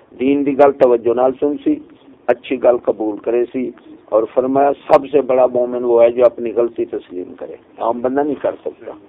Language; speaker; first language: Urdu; non-native, local second language; Punjabi